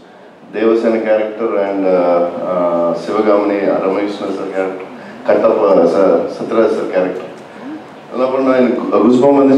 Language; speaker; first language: Tamil; non-native, learner; Telugu